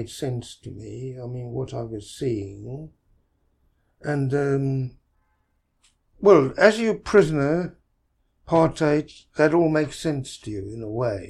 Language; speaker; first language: English; native; English